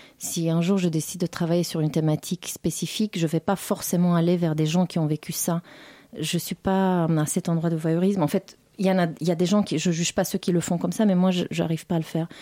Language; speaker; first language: French; non-native, fluent; Romanian